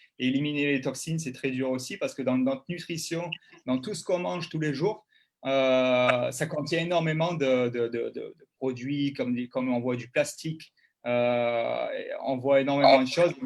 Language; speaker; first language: French; native; French